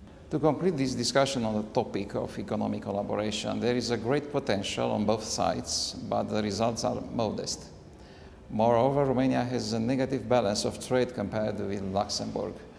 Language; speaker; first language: English; non-native, fluent; Romanian